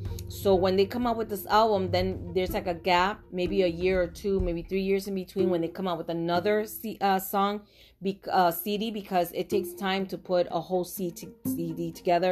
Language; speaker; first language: English; non-native, fluent; Spanish